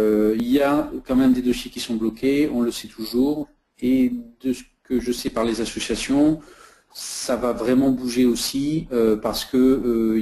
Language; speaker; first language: French; native; French